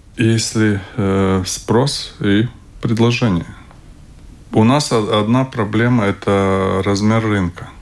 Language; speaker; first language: Russian; non-native, local second language; Latvian